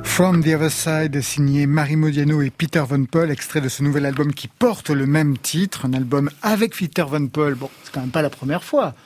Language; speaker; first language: French; native; French